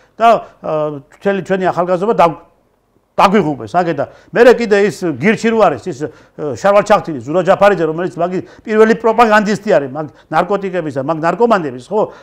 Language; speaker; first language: Georgian; native; Georgian